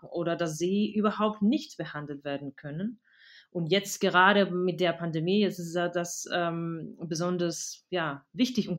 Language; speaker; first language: German; non-native, fluent; Spanish